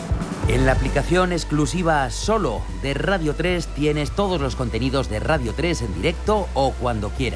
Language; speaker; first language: Spanish; native; Spanish